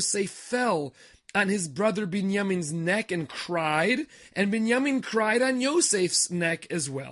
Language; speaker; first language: English; native; English